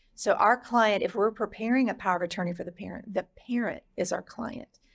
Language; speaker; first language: English; native; English